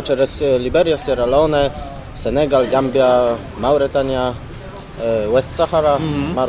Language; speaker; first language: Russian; non-native, learner; Polish